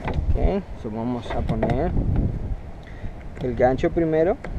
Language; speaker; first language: Spanish; native; Spanish